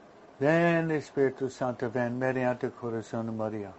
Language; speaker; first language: Spanish; non-native, fluent; English